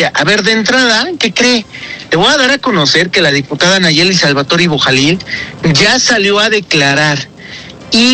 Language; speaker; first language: Spanish; native; Spanish